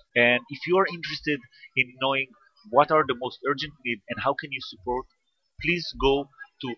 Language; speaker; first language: English; non-native, fluent; Hebrew